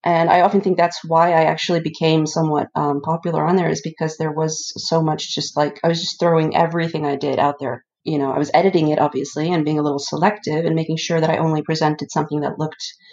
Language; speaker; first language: English; early bilingual, other home language; Icelandic